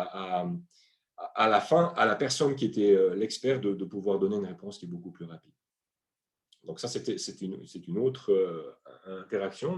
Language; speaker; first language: French; native; French